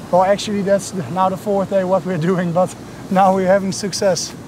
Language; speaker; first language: English; non-native, fluent; Dutch